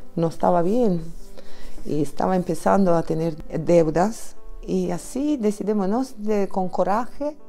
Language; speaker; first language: Spanish; non-native, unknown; Italian